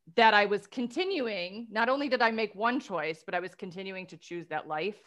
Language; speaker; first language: English; native; English